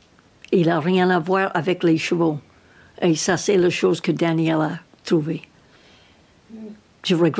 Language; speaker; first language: French; non-native, learner; English